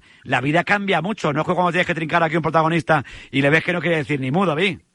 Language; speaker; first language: Spanish; native; Spanish